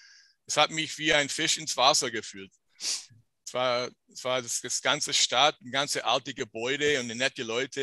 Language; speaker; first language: German; non-native, fluent; English